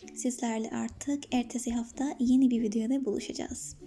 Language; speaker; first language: Turkish; non-native, learner; Urdu